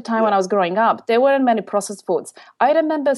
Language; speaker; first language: English; non-native, fluent; Polish